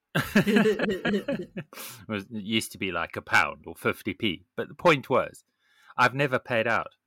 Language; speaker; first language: English; native; English